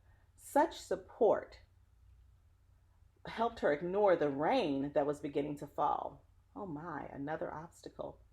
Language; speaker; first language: English; native; English